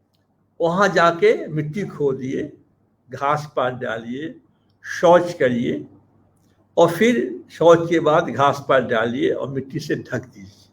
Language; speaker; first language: Hindi; native; Hindi